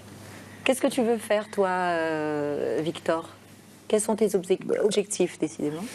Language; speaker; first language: French; native; French